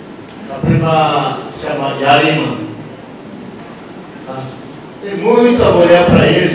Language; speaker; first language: Portuguese; non-native, local second language; Yanomámi